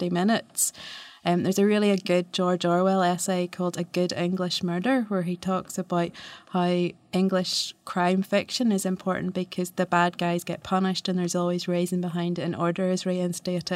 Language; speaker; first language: English; native; English